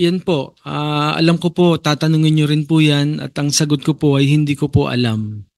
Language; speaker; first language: Filipino; native; Filipino